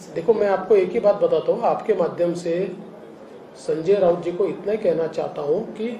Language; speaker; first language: Hindi; non-native, local second language; Marathi